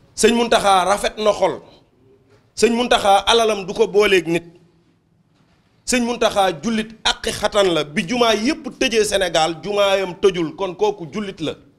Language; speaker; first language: Wolof; native; Wolof